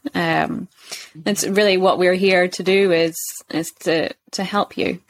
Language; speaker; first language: English; native; English